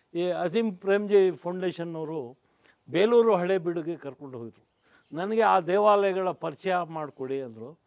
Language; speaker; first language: Kannada; non-native, local second language; Urdu